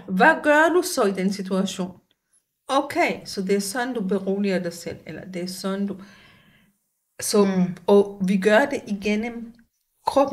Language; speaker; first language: Danish; non-native, fluent; Hebrew